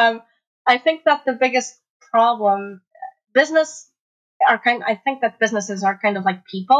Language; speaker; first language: English; non-native, fluent; Portuguese